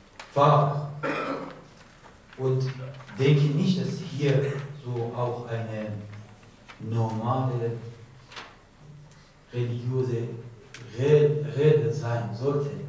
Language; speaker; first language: German; non-native, learner; Persian